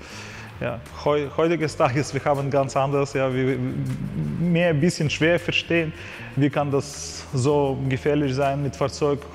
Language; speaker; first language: German; non-native, fluent; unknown